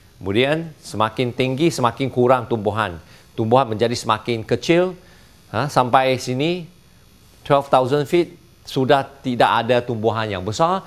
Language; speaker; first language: Malay; non-native, local second language; Chinese